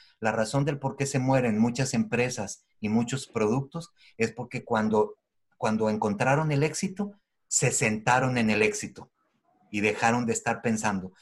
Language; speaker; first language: Spanish; native; Spanish